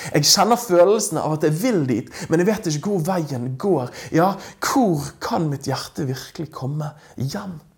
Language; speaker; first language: Norwegian; native; Norwegian